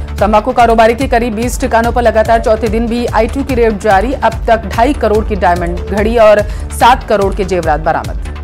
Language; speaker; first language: Hindi; native; Hindi